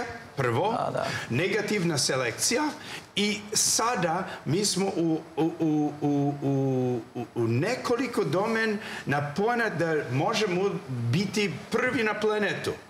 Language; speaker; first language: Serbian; non-native, learner; English